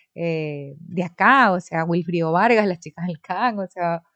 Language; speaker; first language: Spanish; native; Spanish